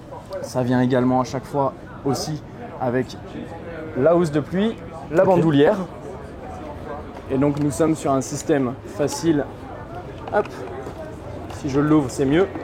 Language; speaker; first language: French; native; French